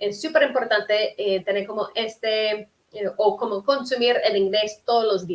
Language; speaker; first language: Spanish; early bilingual, heritage; Spanish